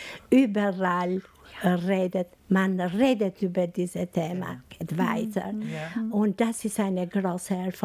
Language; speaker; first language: German; non-native, learner; Albanian